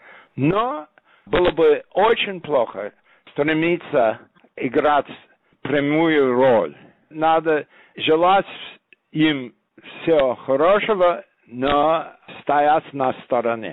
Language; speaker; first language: Russian; non-native, fluent; English